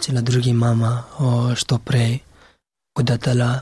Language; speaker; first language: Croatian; non-native, learner; Pashto